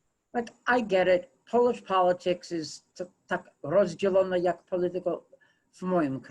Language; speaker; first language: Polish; non-native, fluent; English